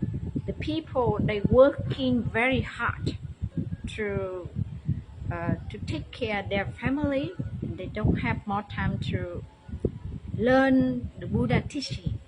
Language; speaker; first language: English; non-native, learner; Vietnamese